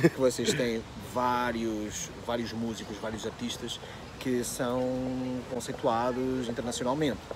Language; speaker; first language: Portuguese; native; Portuguese